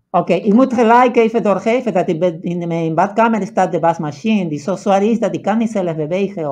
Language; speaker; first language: Dutch; non-native, fluent; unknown